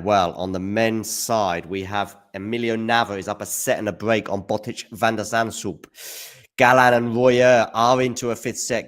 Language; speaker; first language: English; native; English